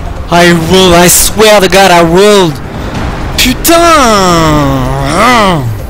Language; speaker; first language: English; non-native, learner; French